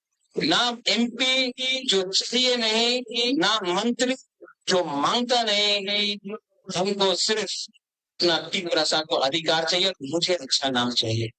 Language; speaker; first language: Hindi; non-native, local second language; Kok Borok